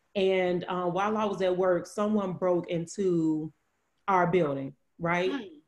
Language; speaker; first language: English; native; English